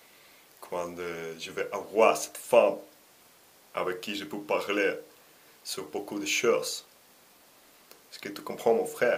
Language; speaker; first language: French; non-native, learner; Russian